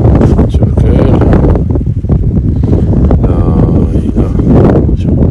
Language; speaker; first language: Arabic; native; Arabic